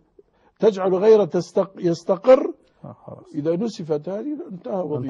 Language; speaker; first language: Arabic; native; Arabic